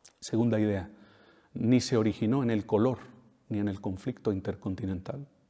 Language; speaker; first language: Spanish; native; Spanish